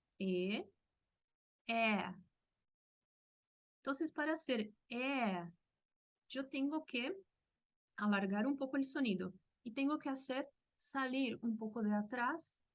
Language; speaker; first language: Spanish; non-native, fluent; Portuguese